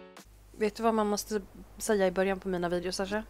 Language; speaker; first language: Swedish; native; Swedish